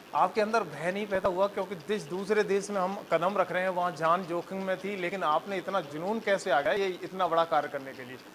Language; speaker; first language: Hindi; native; Hindi